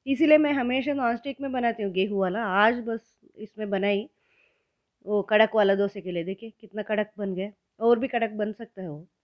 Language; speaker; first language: Hindi; non-native, local second language; Kannada